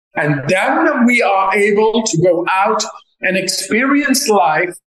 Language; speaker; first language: English; non-native, fluent; Dutch